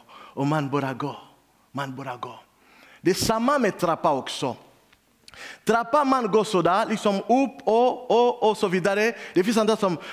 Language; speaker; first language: Swedish; non-native, learner; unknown